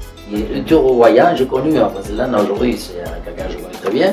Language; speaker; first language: French; non-native, fluent; Spanish